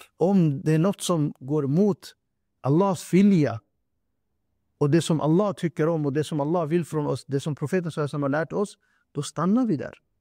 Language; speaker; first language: Swedish; non-native, fluent; Urdu